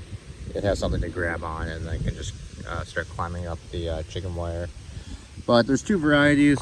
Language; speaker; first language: English; native; English